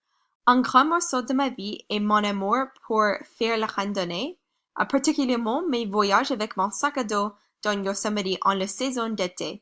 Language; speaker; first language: French; non-native, learner; English